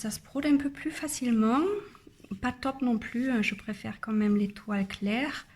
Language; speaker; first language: French; non-native, learner; German